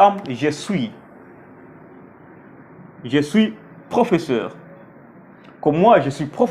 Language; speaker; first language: French; non-native, fluent; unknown